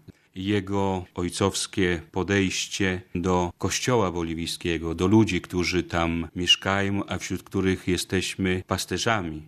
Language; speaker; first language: Polish; native; Polish